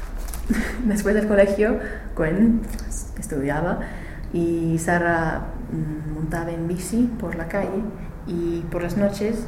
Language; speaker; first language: Spanish; non-native, learner; English